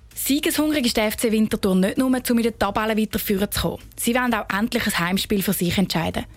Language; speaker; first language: German; native; German